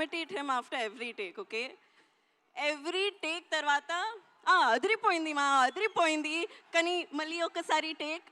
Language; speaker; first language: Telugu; non-native, learner; Hindi